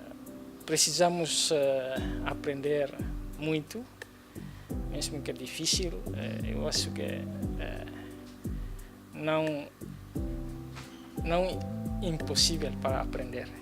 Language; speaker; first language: Portuguese; non-native, learner; Tetum